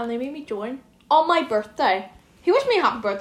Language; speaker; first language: English; native; English